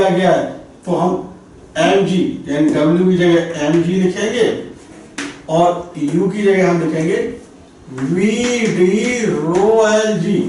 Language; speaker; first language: Hindi; native; Hindi